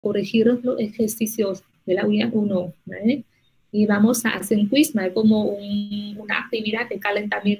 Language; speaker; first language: Spanish; non-native, learner; Vietnamese